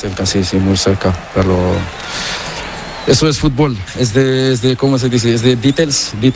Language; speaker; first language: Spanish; non-native, learner; Portuguese